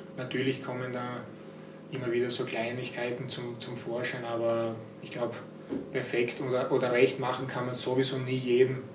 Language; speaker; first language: German; early bilingual, other home language; Croatian